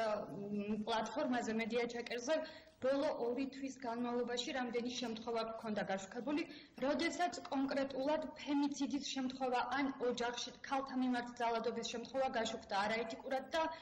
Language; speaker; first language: Georgian; native; Georgian